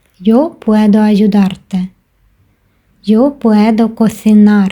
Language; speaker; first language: Spanish; non-native, fluent; Ukrainian